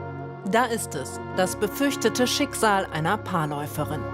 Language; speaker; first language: German; native; German